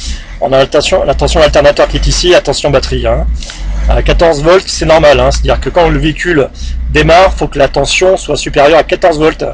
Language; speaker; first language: French; native; French